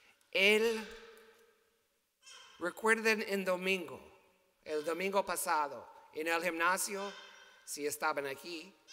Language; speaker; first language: Spanish; non-native, learner; English